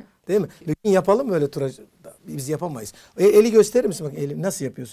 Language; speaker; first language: Turkish; native; Turkish